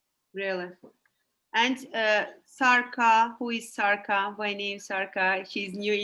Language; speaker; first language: English; non-native, fluent; Azerbaijani